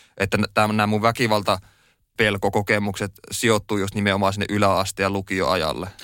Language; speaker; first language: Finnish; native; Finnish